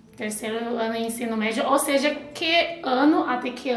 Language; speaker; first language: Portuguese; non-native, fluent; Chinese